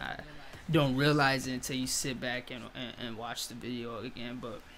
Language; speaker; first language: English; native; English